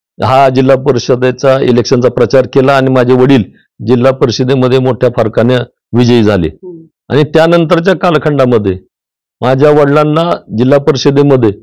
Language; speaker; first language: Marathi; native; Marathi